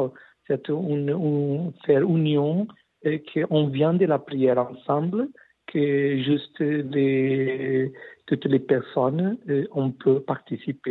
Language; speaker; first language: French; non-native, learner; Portuguese